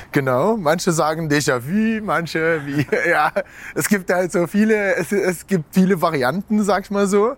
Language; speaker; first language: German; non-native, fluent; Arabic